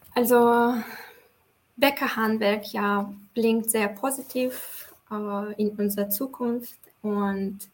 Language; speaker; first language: German; non-native, fluent; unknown